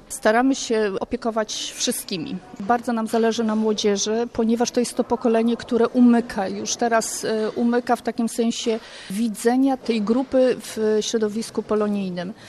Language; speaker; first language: Polish; native; Polish